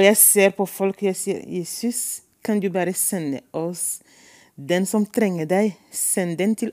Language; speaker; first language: Norwegian; non-native, fluent; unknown